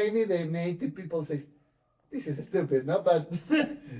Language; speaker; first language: English; non-native, fluent; Spanish